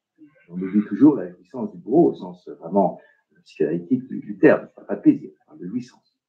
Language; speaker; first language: French; native; French